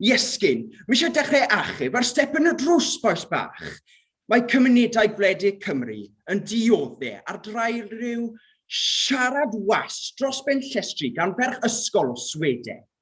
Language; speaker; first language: Welsh; native; Welsh